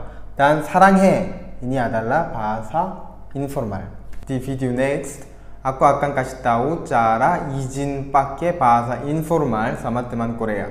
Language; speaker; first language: Indonesian; non-native, fluent; Korean